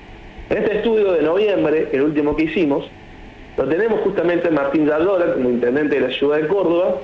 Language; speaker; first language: Spanish; native; Spanish